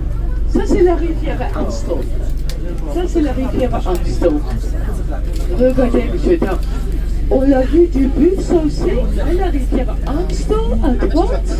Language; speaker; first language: French; non-native, fluent; Dutch